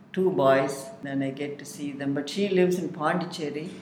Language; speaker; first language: English; non-native, local second language; Tamil